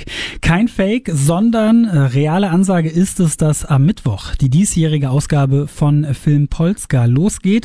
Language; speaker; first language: German; native; German